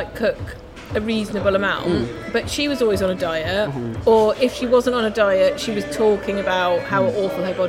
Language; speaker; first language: English; native; English